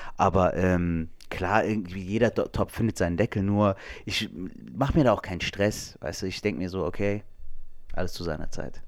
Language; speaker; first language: German; early bilingual, other home language; Turkish